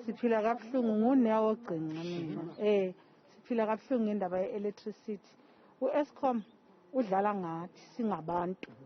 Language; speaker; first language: Zulu; native; Zulu